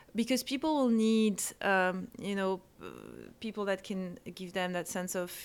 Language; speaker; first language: English; non-native, fluent; French